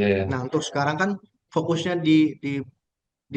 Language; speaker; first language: Indonesian; native; Indonesian